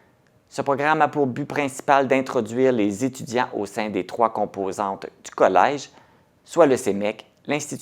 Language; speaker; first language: French; native; French